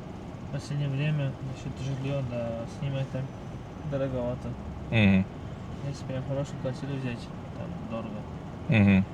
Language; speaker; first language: Russian; non-native, local second language; Uzbek